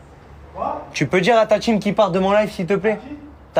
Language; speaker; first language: French; native; French